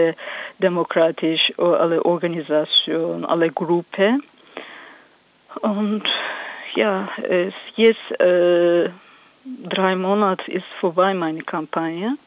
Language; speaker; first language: German; non-native, learner; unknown